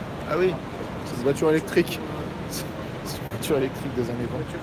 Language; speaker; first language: French; native; French